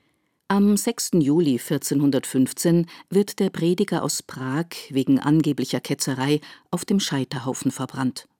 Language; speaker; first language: German; native; German